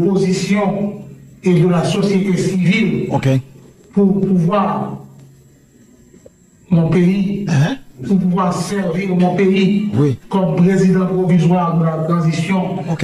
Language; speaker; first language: French; non-native, local second language; Haitian Creole